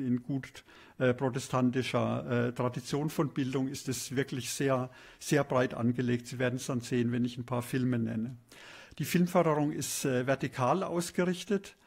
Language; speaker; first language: German; native; German